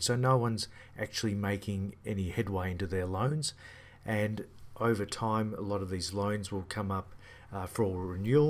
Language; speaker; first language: English; native; English